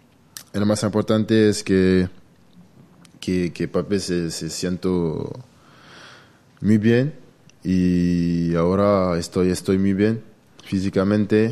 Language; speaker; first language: Spanish; non-native, learner; French